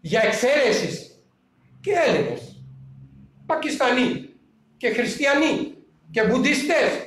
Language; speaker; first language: Greek; non-native, fluent; Urdu